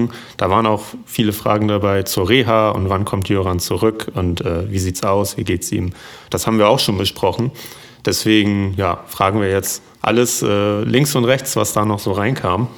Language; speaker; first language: German; native; German